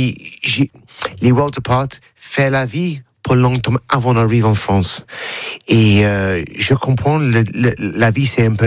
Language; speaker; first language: French; non-native, learner; English